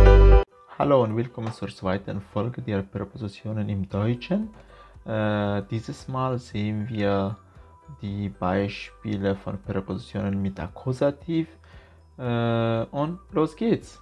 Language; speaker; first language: German; non-native, fluent; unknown